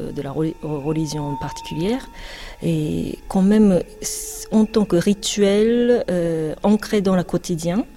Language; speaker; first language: French; non-native, fluent; Japanese